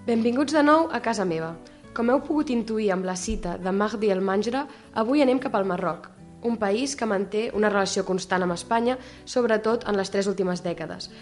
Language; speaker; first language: Catalan; native; Catalan